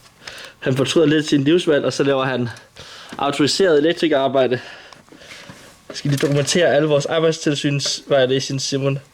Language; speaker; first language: Danish; native; Danish